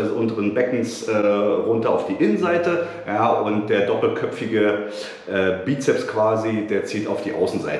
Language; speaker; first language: German; native; German